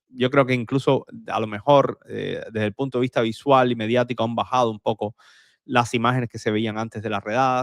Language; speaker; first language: Spanish; native; Spanish